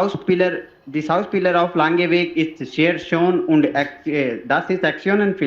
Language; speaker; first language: German; non-native, learner; Hindi